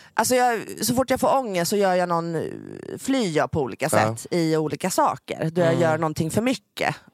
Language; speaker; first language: Swedish; native; Swedish